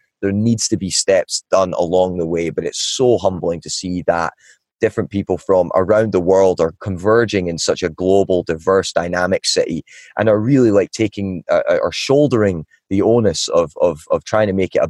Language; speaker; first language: English; native; English